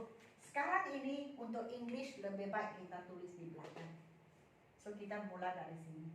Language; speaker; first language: Malay; non-native, local second language; Min Nan Chinese